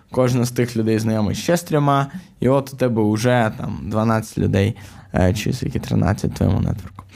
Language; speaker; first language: Ukrainian; native; Ukrainian